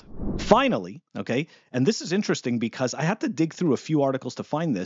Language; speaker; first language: English; native; English